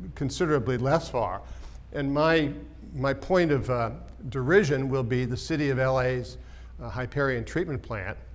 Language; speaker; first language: English; native; English